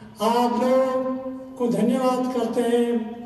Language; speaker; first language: Hindi; native; Hindi